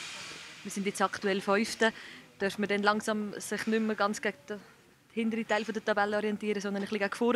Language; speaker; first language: German; native; German